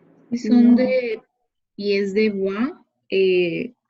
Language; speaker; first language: French; non-native, learner; Spanish